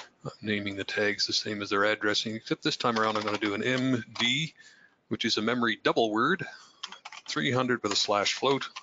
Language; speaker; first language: English; native; English